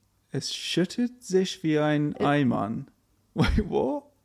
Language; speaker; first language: German; non-native, learner; English